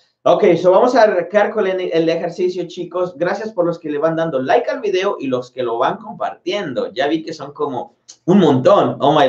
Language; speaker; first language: Spanish; native; Spanish